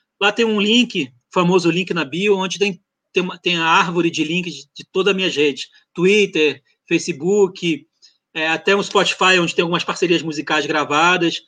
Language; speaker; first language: Portuguese; early bilingual, other home language; French